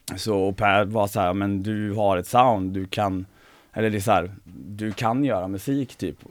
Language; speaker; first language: Swedish; native; Swedish